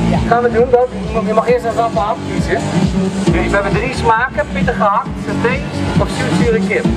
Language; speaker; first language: Dutch; native; Dutch